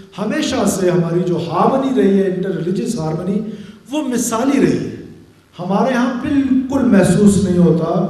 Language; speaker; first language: Urdu; non-native, local second language; Baluchi